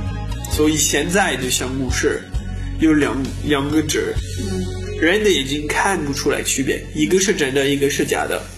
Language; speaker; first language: Chinese; non-native, learner; French